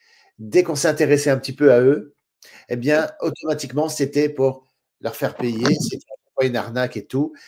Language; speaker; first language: French; native; French